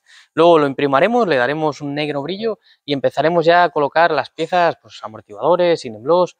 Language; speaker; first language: Spanish; native; Spanish